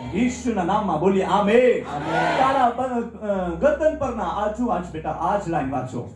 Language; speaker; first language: Gujarati; non-native, local second language; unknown